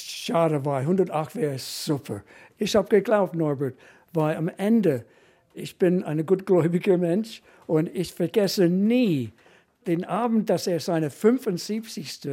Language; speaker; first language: German; non-native, fluent; English